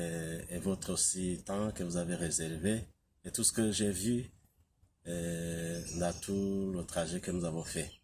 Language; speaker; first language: French; non-native, local second language; Kinyarwanda